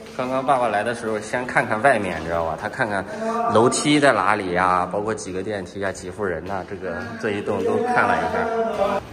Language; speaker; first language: Chinese; native; Chinese